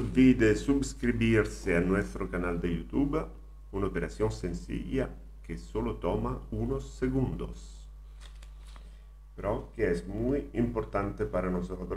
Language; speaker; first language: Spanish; non-native, learner; Italian